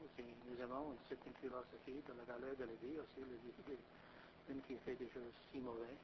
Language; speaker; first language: French; non-native, fluent; English